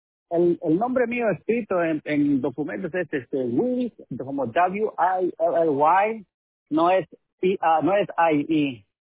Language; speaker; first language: Spanish; early bilingual, heritage; Spanish